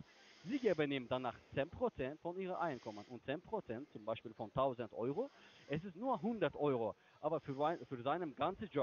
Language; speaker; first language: German; non-native, learner; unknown